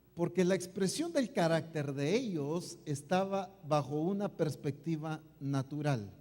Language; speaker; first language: Spanish; native; Spanish